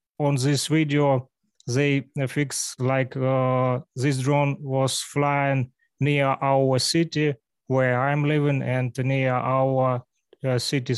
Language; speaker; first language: English; non-native, learner; Russian